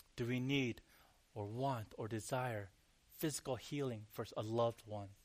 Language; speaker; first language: English; early bilingual, other home language; Korean